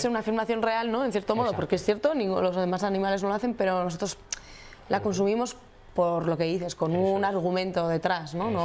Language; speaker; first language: Spanish; native; Spanish